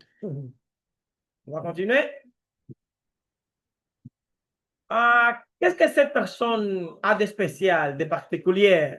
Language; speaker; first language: French; non-native, learner; Spanish